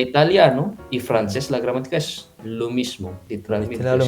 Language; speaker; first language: Spanish; non-native, fluent; Indonesian